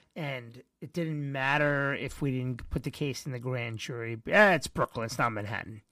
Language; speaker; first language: English; early bilingual, other home language; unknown